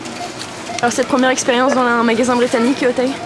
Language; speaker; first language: French; native; French